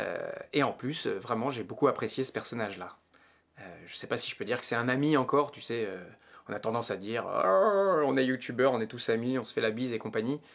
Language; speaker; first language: French; native; French